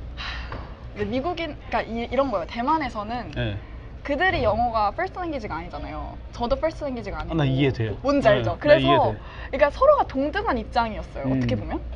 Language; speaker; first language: Korean; native; Korean